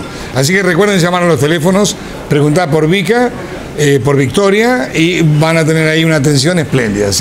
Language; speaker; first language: Spanish; native; Spanish